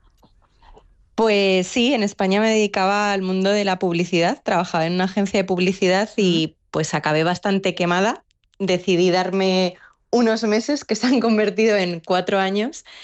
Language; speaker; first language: Spanish; native; Spanish